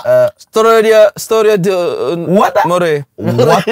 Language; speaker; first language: English; non-native, learner; Indonesian